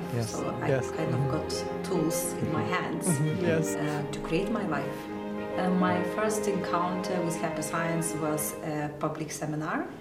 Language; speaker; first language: English; non-native, fluent; Lithuanian